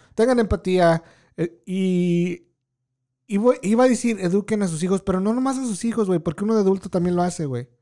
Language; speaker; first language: Spanish; early bilingual, heritage; Spanish